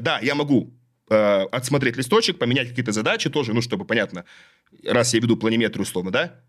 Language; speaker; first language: Russian; native; Russian